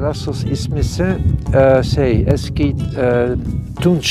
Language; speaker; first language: Turkish; non-native, fluent; Dutch